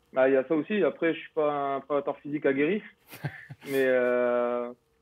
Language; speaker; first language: French; native; French